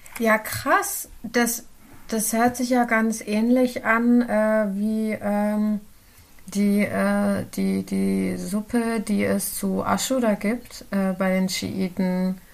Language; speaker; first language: German; early bilingual, other home language; Central Kurdish